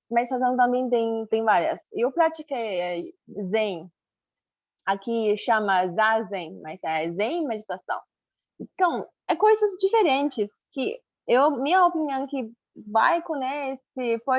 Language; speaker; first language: Portuguese; non-native, learner; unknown